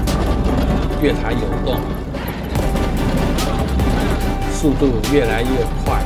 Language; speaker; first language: Chinese; non-native, fluent; Japanese